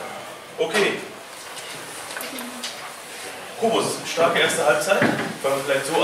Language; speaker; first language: German; native; German